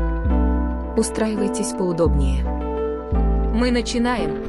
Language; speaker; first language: Russian; native; Russian